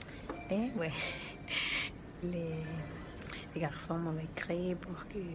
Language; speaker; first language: French; non-native, learner; Spanish